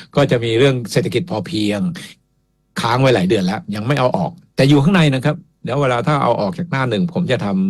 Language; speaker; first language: Thai; native; Thai